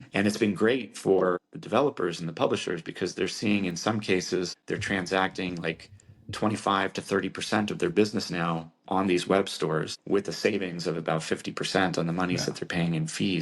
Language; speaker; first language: English; native; English